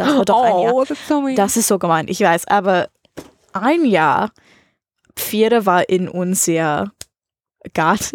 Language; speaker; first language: German; non-native, learner; English